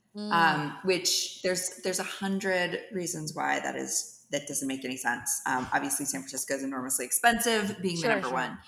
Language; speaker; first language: English; native; English